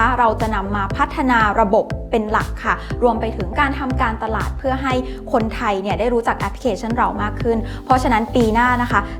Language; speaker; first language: Thai; native; Thai